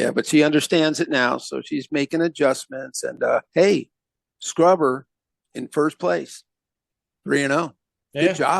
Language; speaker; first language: English; native; English